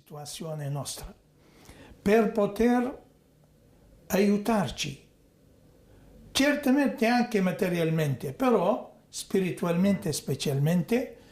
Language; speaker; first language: Italian; non-native, fluent; Arabic